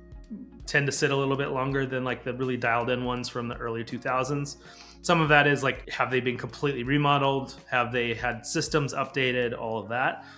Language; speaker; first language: English; native; English